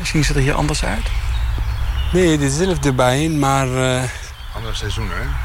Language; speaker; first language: Dutch; non-native, learner; Arabic